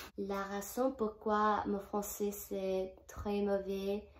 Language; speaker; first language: French; non-native, learner; Spanish